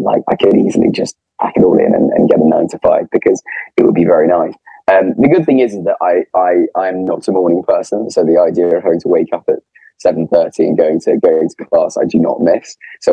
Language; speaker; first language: English; native; English